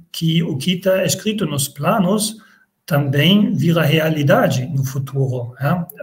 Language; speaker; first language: Portuguese; non-native, fluent; German